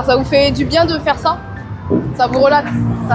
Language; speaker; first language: French; native; French